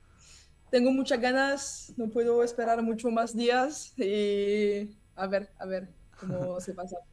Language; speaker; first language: Spanish; non-native, learner; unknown